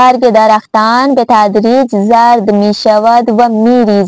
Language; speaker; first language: Persian; non-native, fluent; Urdu